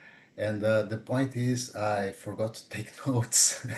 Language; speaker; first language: English; non-native, fluent; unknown